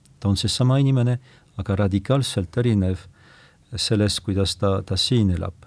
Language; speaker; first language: Estonian; non-native, fluent; French